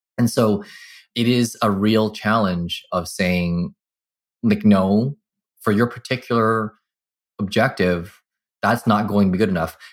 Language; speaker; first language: English; native; English